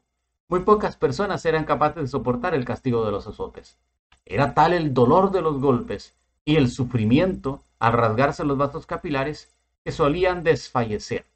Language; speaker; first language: Spanish; native; Spanish